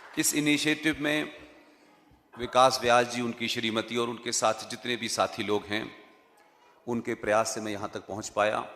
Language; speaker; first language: Hindi; native; Hindi